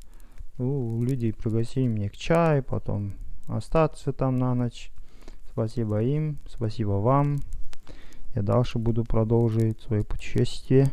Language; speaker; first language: Russian; non-native, local second language; Kazakh